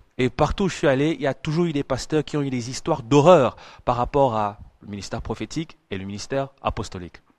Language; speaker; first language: French; non-native, fluent; English